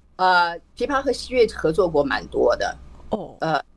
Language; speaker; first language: Chinese; native; Chinese